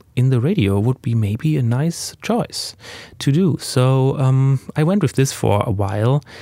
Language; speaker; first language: English; non-native, fluent; German